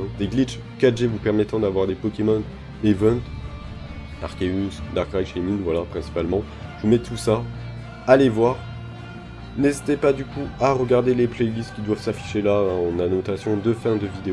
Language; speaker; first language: French; native; French